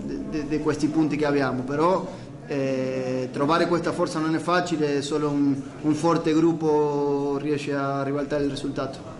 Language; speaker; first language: Italian; non-native, fluent; Spanish